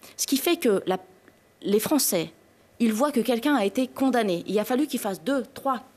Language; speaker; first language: French; native; French